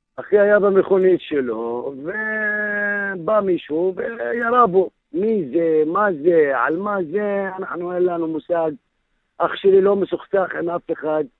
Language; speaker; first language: Hebrew; non-native, local second language; Arabic